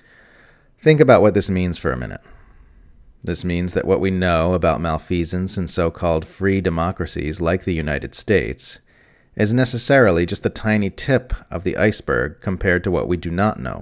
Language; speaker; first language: English; native; English